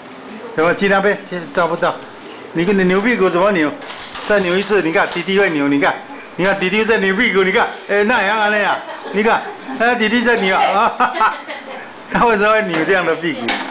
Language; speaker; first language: Chinese; native; Chinese